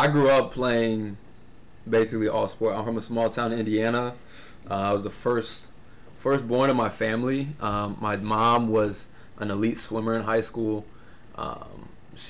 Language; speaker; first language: English; native; English